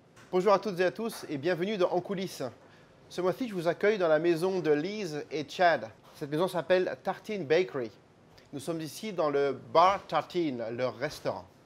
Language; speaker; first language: French; native; French